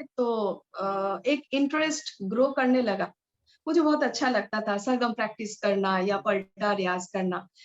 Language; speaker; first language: Hindi; non-native, local second language; Bangla